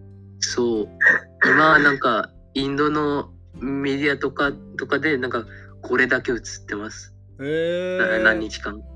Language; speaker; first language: Japanese; non-native, fluent; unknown